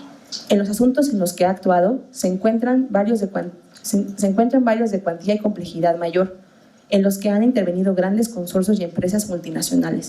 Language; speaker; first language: Spanish; native; Spanish